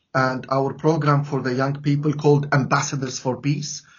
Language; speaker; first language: English; non-native, fluent; Arabic